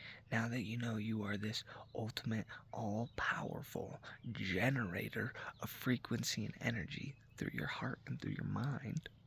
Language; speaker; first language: English; native; English